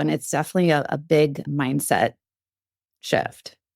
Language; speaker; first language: English; native; English